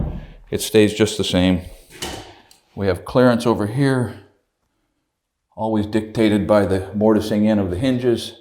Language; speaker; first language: English; native; English